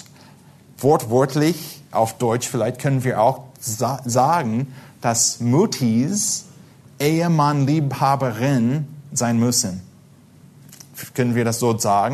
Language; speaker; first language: German; non-native, fluent; English